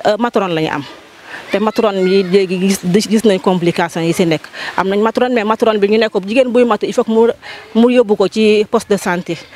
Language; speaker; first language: Wolof; non-native, local second language; Jola-Fonyi